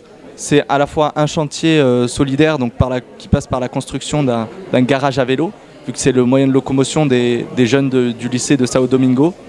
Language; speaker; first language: French; native; French